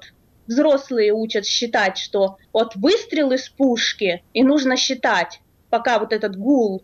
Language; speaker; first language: Russian; native; Russian